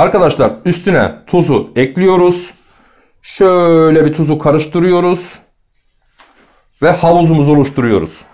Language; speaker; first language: Turkish; native; Turkish